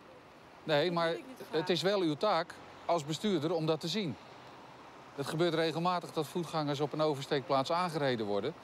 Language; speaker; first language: Dutch; native; Dutch